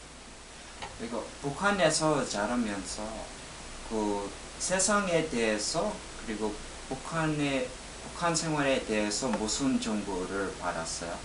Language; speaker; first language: Korean; non-native, local second language; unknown